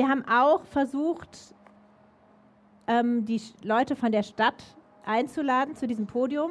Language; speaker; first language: German; native; German